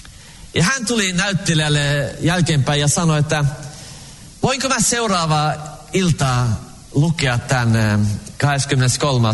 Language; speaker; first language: Finnish; early bilingual, heritage; Finnish